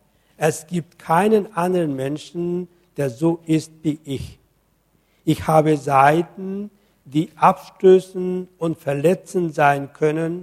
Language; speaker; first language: German; non-native, fluent; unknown